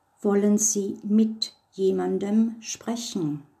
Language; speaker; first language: German; non-native, fluent; English